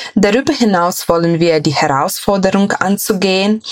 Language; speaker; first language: German; non-native, fluent; Ukrainian